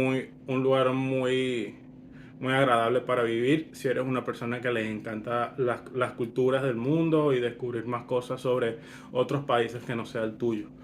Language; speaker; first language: Spanish; early bilingual, other home language; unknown